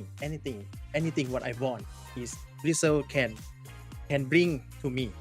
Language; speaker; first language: English; non-native, learner; Thai